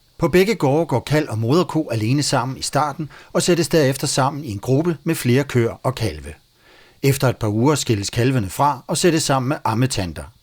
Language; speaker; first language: Danish; native; Danish